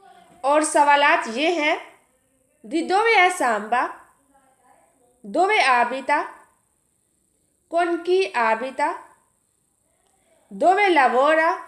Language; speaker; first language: Italian; non-native, learner; Urdu